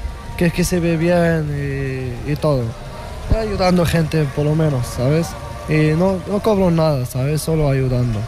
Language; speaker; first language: Spanish; non-native, learner; Arabic